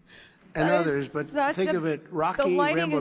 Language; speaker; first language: English; native; English